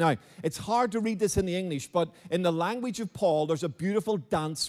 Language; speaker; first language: English; native; English